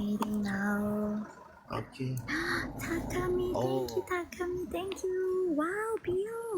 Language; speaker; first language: English; non-native, learner; Korean